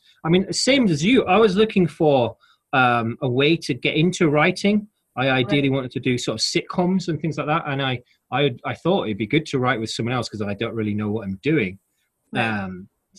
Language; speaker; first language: English; native; English